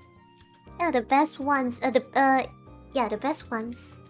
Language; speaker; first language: English; non-native, fluent; Indonesian